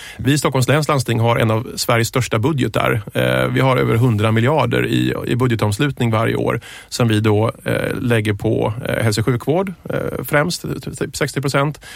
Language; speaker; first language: Swedish; native; Swedish